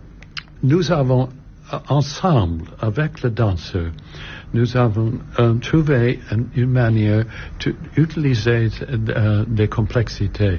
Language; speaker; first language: French; non-native, learner; English